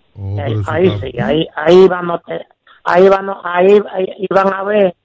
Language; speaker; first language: Spanish; native; Spanish